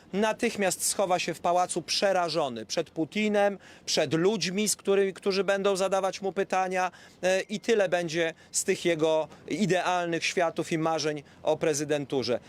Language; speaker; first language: Polish; native; Polish